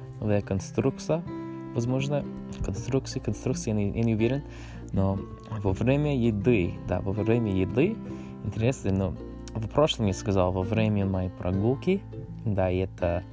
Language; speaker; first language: Russian; non-native, learner; English